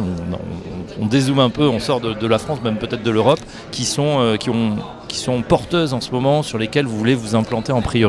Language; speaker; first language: French; native; French